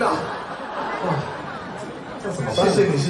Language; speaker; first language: Chinese; native; Chinese